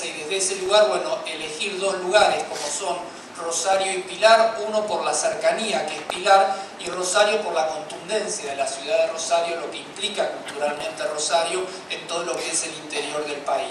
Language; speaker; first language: Spanish; native; Spanish